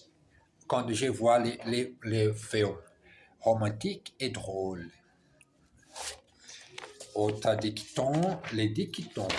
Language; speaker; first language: French; non-native, learner; Portuguese